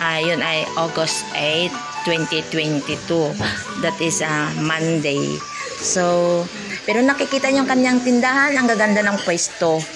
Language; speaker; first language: Filipino; non-native, local second language; Hiligaynon